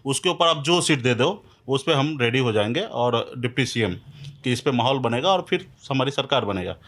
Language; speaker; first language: Hindi; native; Hindi